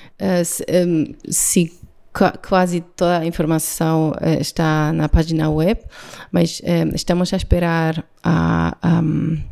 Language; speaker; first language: Portuguese; non-native, learner; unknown